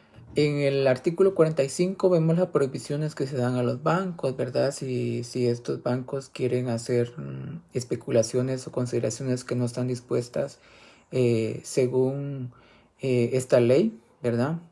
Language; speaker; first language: Spanish; native; Spanish